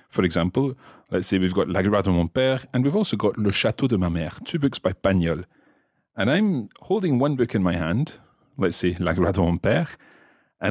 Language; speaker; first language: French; non-native, fluent; English